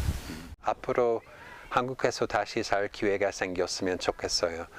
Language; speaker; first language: Korean; non-native, fluent; English